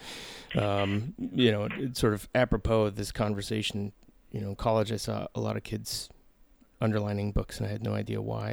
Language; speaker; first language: English; native; English